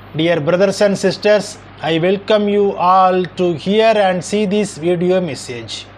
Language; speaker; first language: English; non-native, local second language; Tamil